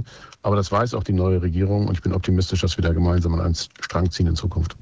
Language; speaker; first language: German; native; German